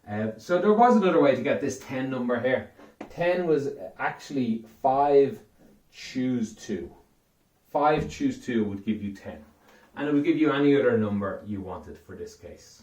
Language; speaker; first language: English; native; English